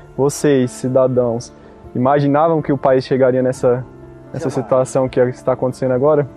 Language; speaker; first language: Portuguese; native; Portuguese